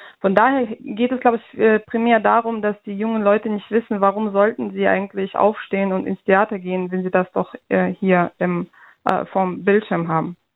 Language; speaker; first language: German; early bilingual, other home language; Russian